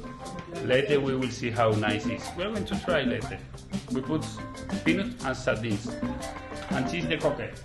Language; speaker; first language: English; non-native, learner; Spanish